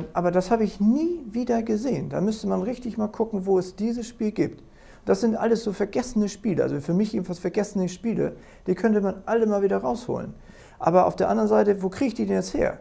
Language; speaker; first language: German; native; German